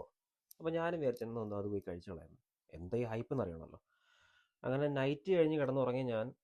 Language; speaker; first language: Malayalam; native; Malayalam